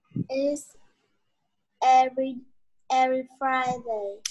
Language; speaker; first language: English; non-native, learner; Vietnamese